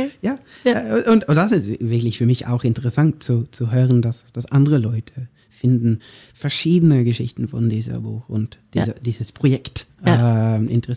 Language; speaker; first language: German; non-native, learner; Norwegian